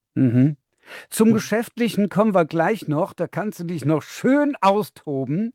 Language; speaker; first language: German; native; German